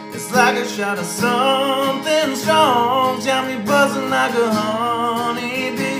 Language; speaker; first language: English; native; English